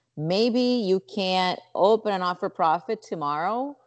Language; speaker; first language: English; non-native, fluent; Portuguese